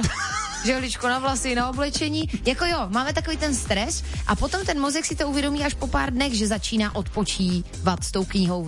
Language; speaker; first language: Czech; native; Czech